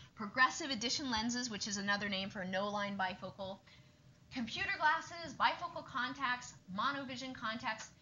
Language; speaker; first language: English; native; English